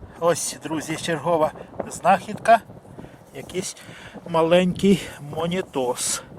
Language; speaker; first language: Ukrainian; native; Ukrainian